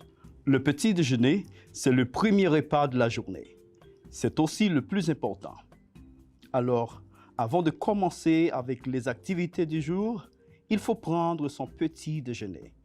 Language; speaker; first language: French; non-native, fluent; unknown